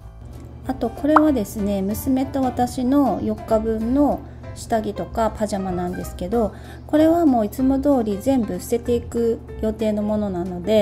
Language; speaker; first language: Japanese; native; Japanese